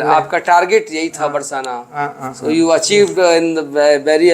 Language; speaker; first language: Hindi; native; Hindi